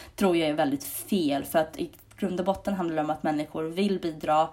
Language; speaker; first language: Swedish; early bilingual, other home language; Hungarian